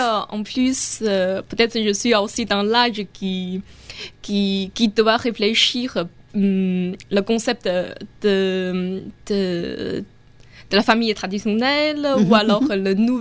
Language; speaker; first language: French; non-native, fluent; Chinese